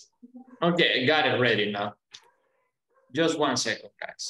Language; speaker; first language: English; non-native, fluent; Spanish